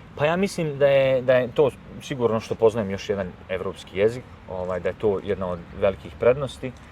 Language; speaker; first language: Bosnian; native; Bosnian